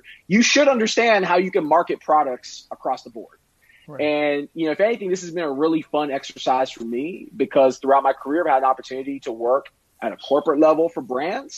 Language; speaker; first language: English; native; English